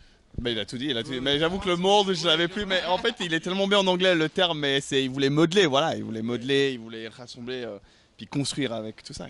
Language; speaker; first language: French; native; French